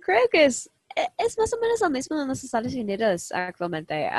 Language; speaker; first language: Spanish; non-native, learner; English